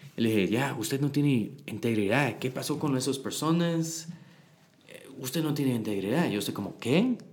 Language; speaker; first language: Spanish; non-native, learner; English